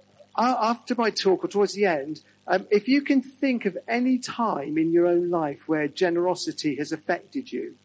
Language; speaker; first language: English; native; English